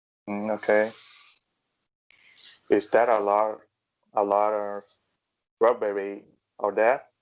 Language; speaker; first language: English; non-native, learner; Portuguese